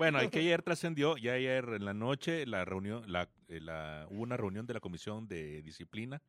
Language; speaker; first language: Spanish; native; Spanish